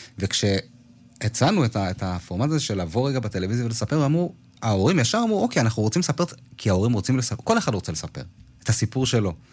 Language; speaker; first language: Hebrew; early bilingual, other home language; Amharic